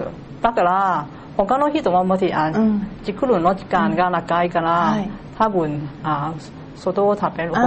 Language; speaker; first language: Japanese; non-native, learner; Cantonese